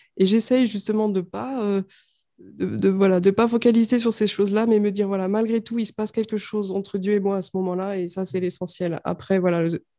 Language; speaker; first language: French; native; French